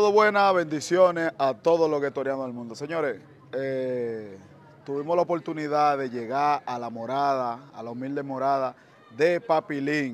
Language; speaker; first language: Spanish; native; Spanish